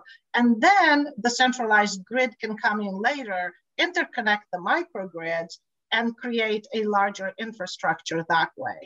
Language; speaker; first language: English; non-native, local second language; Bulgarian